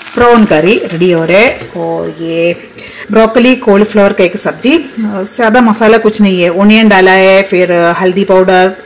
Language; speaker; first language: Hindi; non-native, local second language; Malayalam